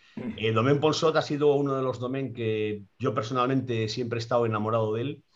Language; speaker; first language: Spanish; native; Spanish